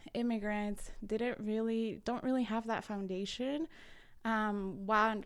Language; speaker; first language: English; early bilingual, other home language; Spanish